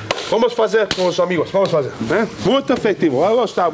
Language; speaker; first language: Portuguese; non-native, learner; English